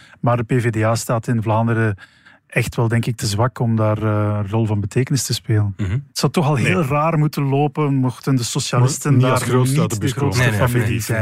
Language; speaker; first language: Dutch; native; Dutch